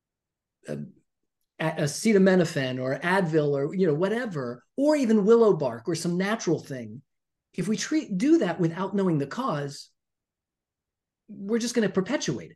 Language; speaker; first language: English; native; English